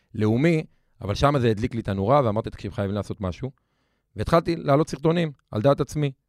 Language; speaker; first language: Hebrew; native; Hebrew